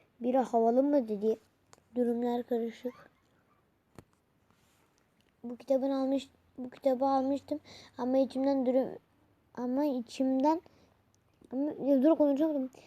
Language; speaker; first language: Turkish; native; Turkish